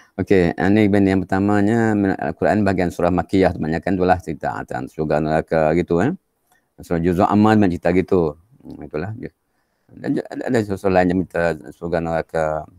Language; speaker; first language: Malay; native; Malay